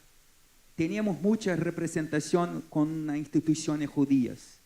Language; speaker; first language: Spanish; non-native, fluent; Portuguese